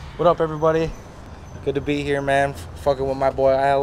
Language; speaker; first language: English; native; English